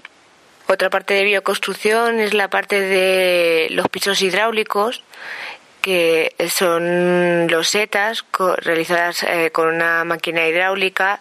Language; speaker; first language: Spanish; native; Spanish